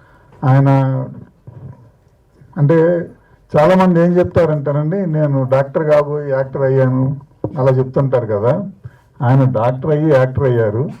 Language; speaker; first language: Telugu; native; Telugu